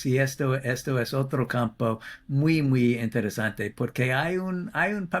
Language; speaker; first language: Spanish; non-native, fluent; English